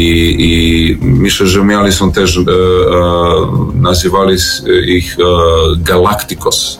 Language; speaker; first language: Polish; non-native, learner; Serbian